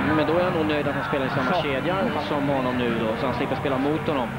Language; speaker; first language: Swedish; native; Swedish